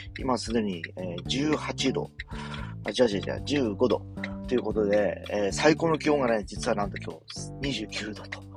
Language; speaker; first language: Japanese; native; Japanese